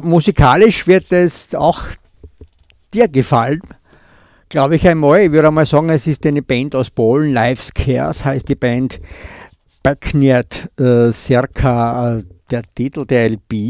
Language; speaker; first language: German; native; German